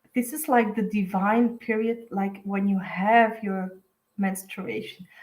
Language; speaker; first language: English; non-native, fluent; Dutch